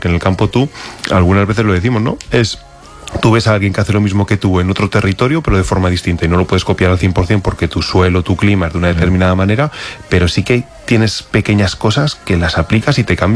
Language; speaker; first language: Spanish; native; Spanish